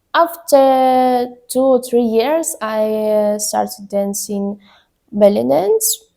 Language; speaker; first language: English; non-native, learner; Ukrainian